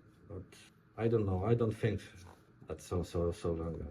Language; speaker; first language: English; non-native, learner; Polish